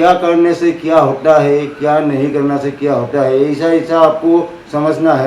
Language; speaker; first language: Hindi; non-native, local second language; Assamese